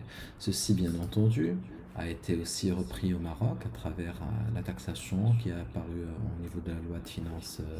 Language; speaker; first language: French; non-native, local second language; Arabic